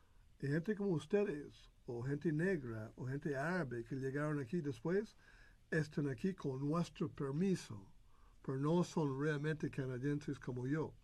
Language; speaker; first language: Spanish; non-native, fluent; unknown